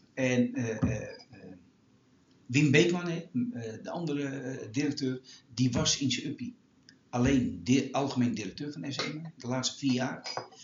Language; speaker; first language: Dutch; native; Dutch